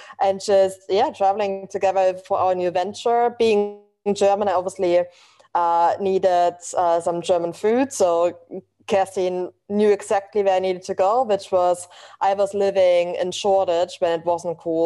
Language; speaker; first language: English; non-native, fluent; German